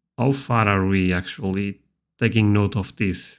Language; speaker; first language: English; non-native, fluent; Portuguese